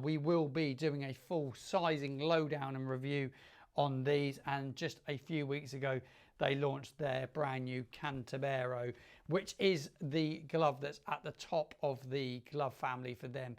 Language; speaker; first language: English; native; English